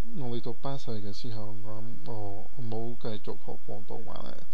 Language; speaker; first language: Cantonese; non-native, learner; Portuguese